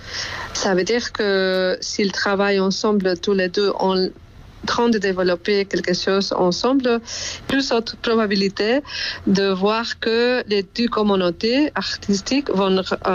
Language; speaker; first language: French; non-native, fluent; Spanish